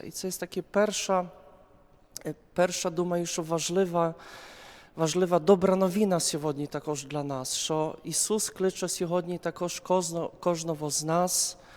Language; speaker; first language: Polish; non-native, learner; Ukrainian